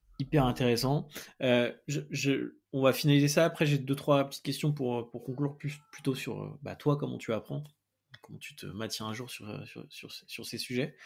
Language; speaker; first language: French; native; French